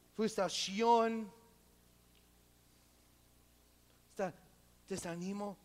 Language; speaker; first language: Spanish; non-native, local second language; English